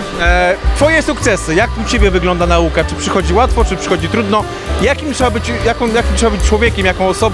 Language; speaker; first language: Polish; native; Polish